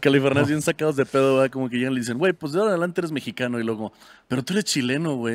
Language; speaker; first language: Spanish; native; Spanish